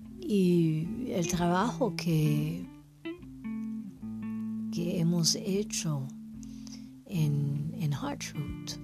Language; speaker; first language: Spanish; non-native, fluent; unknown